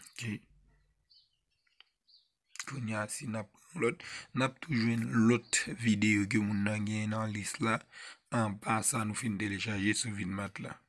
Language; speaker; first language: French; non-native, learner; Haitian Creole